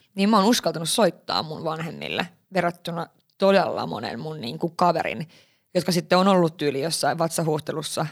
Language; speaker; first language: Finnish; early bilingual, heritage; Finnish